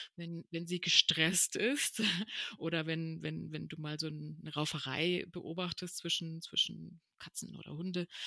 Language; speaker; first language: German; early bilingual, other home language; Spanish